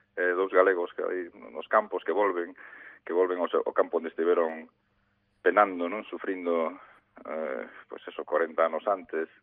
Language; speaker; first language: Galician; native; Galician